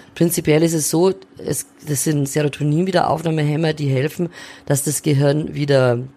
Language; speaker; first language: German; native; German